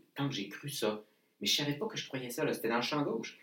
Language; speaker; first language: French; native; French